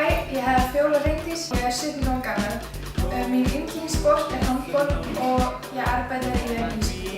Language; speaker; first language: Danish; non-native, learner; Icelandic